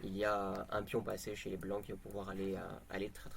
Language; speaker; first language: French; native; French